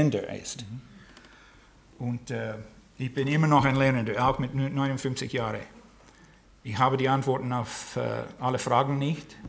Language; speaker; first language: German; non-native, fluent; English